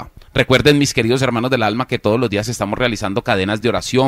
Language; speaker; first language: Spanish; native; Spanish